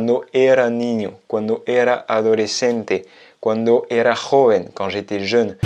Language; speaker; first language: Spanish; non-native, fluent; French